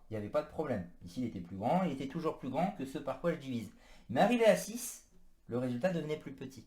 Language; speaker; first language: French; native; French